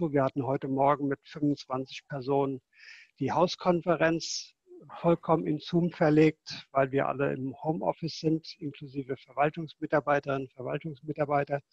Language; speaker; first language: German; native; German